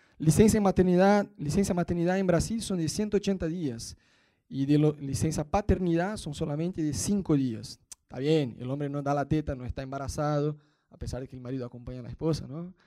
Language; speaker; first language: Spanish; non-native, fluent; Portuguese